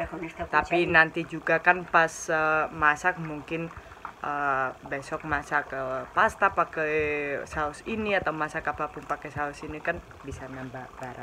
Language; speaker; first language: Indonesian; non-native, fluent; Spanish